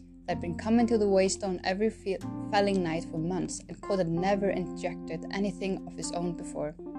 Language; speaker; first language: English; non-native, fluent; Icelandic